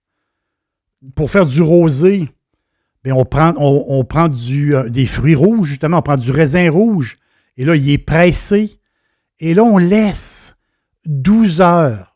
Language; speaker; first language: French; native; French